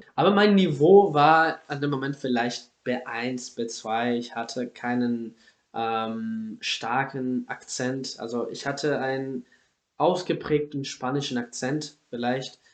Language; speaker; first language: German; non-native, fluent; Spanish